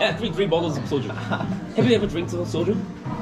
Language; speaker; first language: English; non-native, fluent; Korean